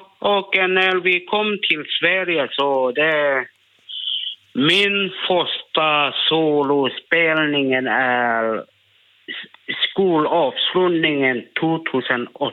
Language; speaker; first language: Swedish; non-native, learner; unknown